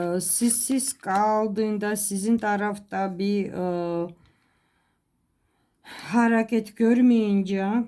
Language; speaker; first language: Turkish; non-native, fluent; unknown